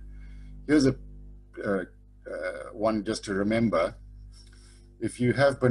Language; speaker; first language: English; native; English